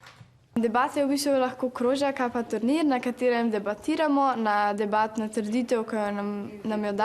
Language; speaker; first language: Slovenian; native; Slovenian